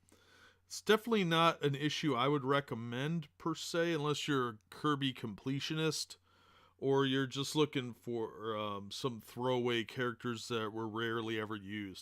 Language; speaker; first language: English; native; English